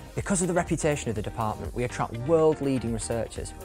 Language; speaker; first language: English; non-native, fluent; Chinese